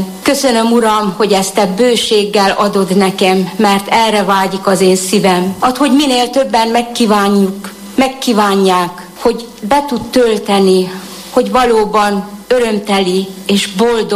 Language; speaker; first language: Hungarian; native; Hungarian